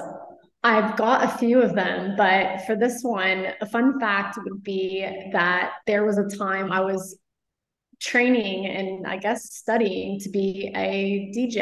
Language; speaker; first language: English; native; English